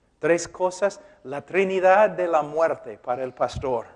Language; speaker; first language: Spanish; non-native, fluent; English